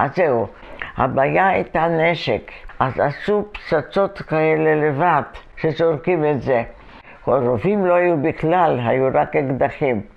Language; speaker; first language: Hebrew; non-native, fluent; Polish